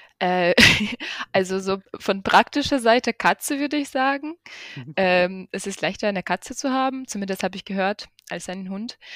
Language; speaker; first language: German; non-native, fluent; Ukrainian